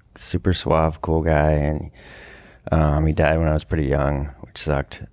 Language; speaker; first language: English; native; English